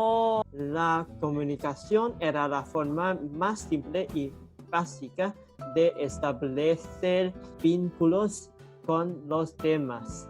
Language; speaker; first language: Spanish; non-native, learner; Cantonese